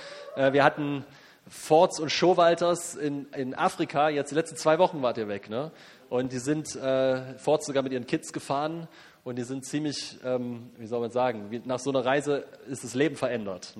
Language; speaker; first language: German; native; German